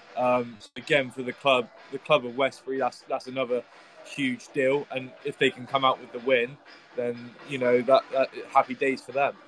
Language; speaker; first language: English; native; English